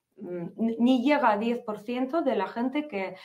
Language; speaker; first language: Spanish; non-native, fluent; Ukrainian